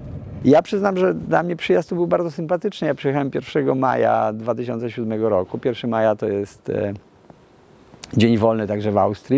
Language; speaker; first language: Polish; native; Polish